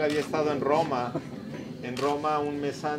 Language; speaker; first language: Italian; non-native, learner; Spanish